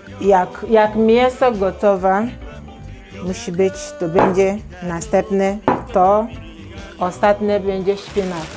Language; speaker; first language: Polish; non-native, learner; Igbo